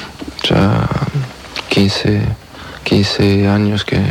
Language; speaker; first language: Spanish; non-native, learner; French